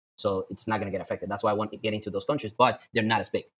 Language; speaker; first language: English; non-native, fluent; Latvian